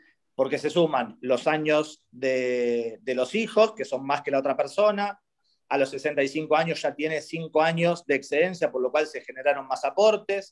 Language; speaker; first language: Spanish; native; Spanish